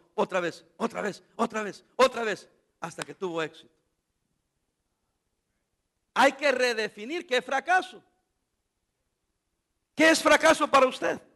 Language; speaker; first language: Spanish; native; Spanish